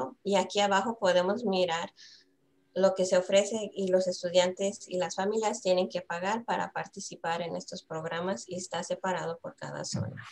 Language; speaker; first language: Spanish; early bilingual, heritage; Spanish